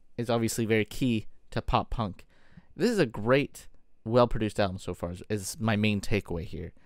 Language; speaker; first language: English; native; English